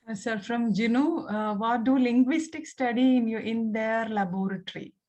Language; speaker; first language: English; non-native, local second language; Malayalam